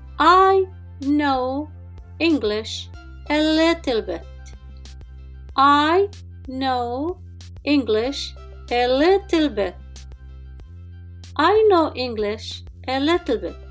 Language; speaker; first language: English; non-native, fluent; Arabic